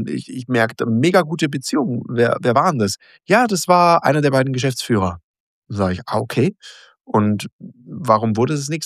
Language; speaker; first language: German; native; German